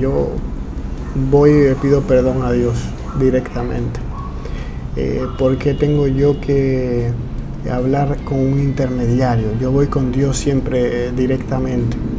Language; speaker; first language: Spanish; native; Spanish